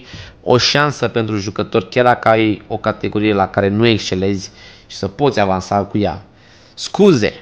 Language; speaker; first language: Romanian; native; Romanian